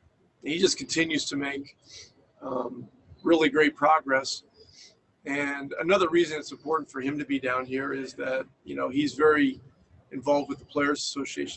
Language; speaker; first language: English; native; English